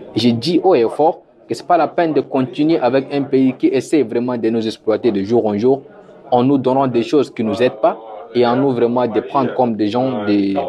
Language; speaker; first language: French; non-native, local second language; Sango